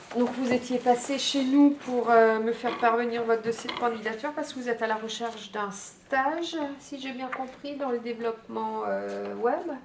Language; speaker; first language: French; native; French